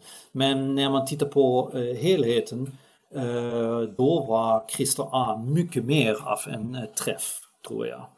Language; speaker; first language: Swedish; non-native, fluent; Dutch